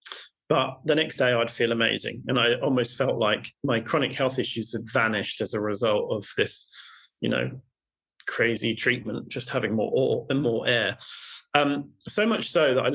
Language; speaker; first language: English; native; English